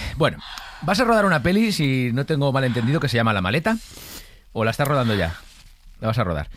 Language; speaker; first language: Spanish; native; Spanish